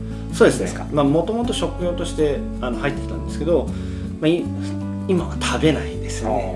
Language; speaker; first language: Japanese; native; Japanese